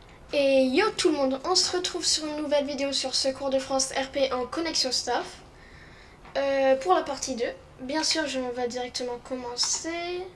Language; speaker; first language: French; native; French